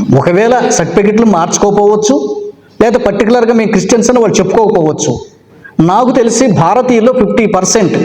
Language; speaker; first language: Telugu; native; Telugu